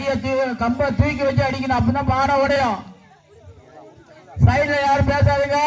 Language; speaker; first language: Tamil; native; Tamil